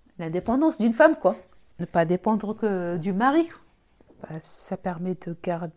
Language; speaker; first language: French; non-native, local second language; Arabic